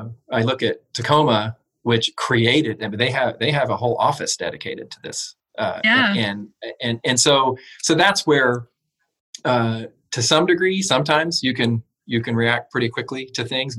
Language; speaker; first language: English; native; English